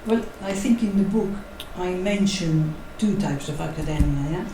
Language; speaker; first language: English; non-native, fluent; Catalan